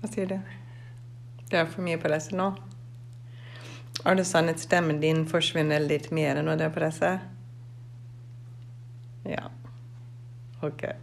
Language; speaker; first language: Norwegian; non-native, fluent; English